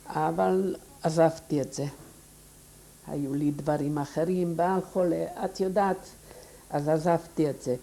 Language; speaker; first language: Hebrew; non-native, fluent; Yiddish